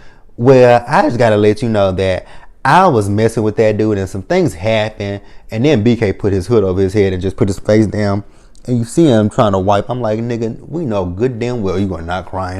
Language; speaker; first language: English; native; English